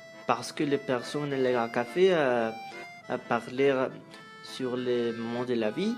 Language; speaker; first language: French; non-native, learner; Spanish